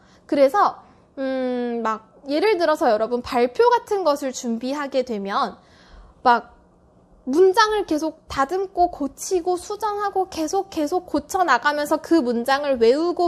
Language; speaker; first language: Korean; native; Korean